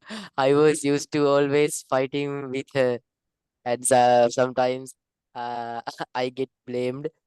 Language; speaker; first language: English; non-native, learner; Sinhala